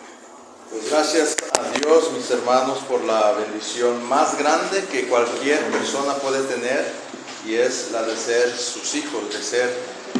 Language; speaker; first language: Spanish; native; Spanish